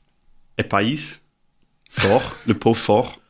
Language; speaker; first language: French; non-native, learner; English